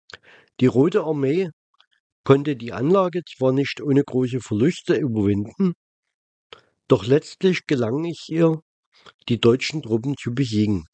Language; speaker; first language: German; native; German